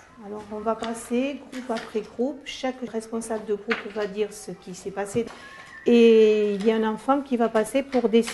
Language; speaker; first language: French; native; French